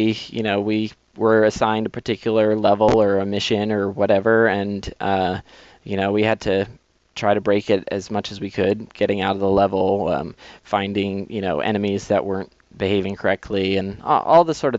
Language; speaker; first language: English; native; English